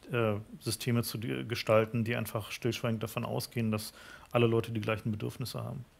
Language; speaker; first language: German; native; German